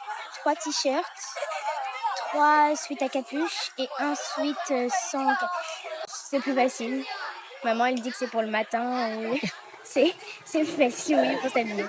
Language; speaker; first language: French; native; French